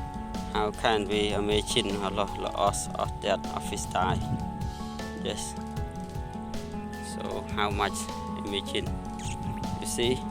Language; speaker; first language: English; non-native, learner; Khmer